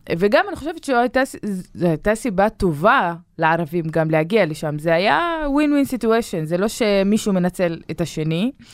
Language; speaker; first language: Hebrew; non-native, local second language; Arabic